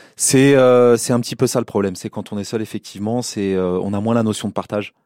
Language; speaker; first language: French; native; French